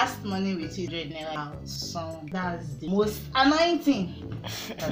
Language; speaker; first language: English; non-native, local second language; Yoruba